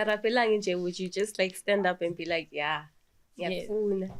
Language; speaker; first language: English; non-native, local second language; Swati